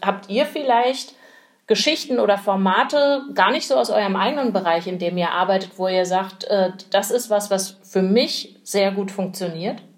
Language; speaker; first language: German; native; German